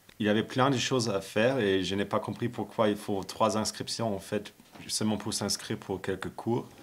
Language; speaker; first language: French; non-native, fluent; German